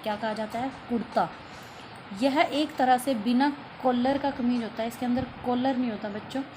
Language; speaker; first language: Hindi; native; Hindi